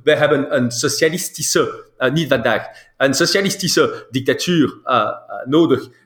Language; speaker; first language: Dutch; non-native, local second language; French